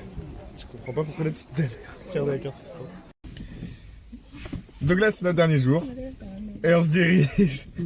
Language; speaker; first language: French; native; French